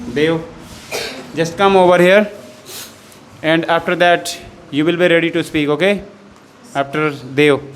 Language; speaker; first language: English; non-native, fluent; Hindi